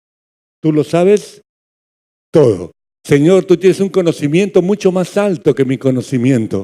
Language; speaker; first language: Spanish; native; Spanish